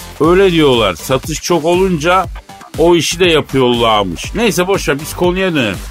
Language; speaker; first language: Turkish; native; Turkish